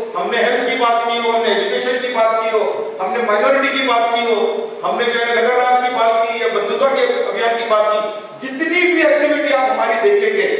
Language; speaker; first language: Hindi; non-native, local second language; Urdu